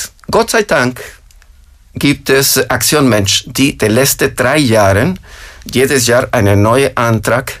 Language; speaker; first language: German; non-native, fluent; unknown